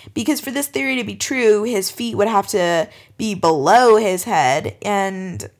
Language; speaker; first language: English; native; English